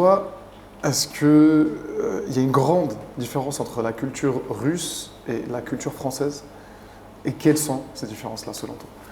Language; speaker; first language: French; native; French